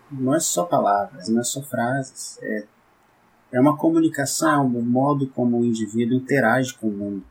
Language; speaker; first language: Portuguese; native; Portuguese